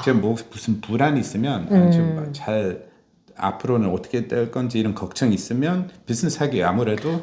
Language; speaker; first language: Korean; non-native, fluent; English